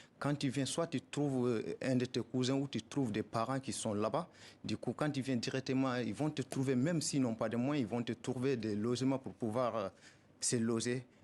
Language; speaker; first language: French; non-native, local second language; Soninke